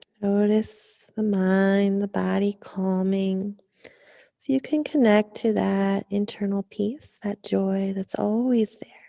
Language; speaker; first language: English; native; English